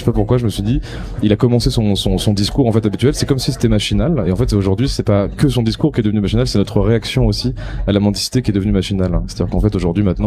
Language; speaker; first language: French; native; French